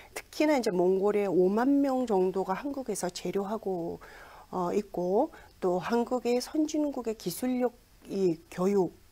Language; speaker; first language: Korean; non-native, fluent; Mongolian